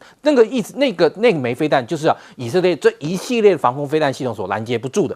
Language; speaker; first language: Chinese; native; Chinese